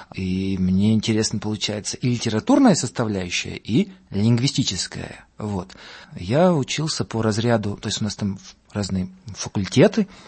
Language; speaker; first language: Russian; non-native, local second language; Latvian